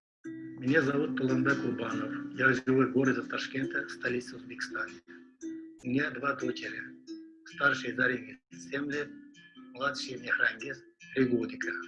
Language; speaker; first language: Russian; non-native, learner; Uzbek